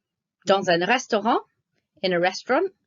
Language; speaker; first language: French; non-native, fluent; English